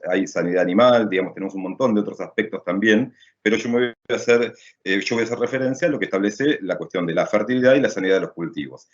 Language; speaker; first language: Spanish; native; Spanish